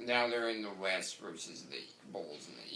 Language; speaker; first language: English; native; English